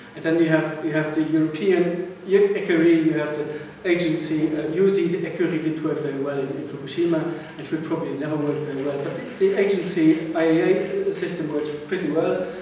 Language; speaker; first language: English; non-native, fluent; Luxembourgish